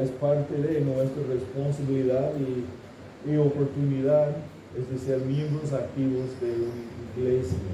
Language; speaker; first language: Spanish; non-native, fluent; English